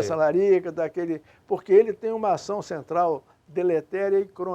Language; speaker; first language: Portuguese; native; Portuguese